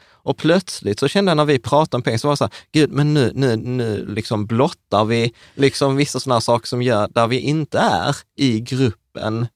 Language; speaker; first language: Swedish; early bilingual, other home language; Czech